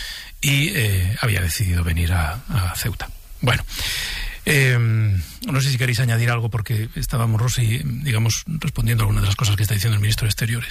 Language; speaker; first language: Spanish; native; Spanish